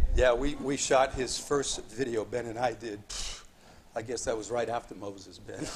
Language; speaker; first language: English; native; English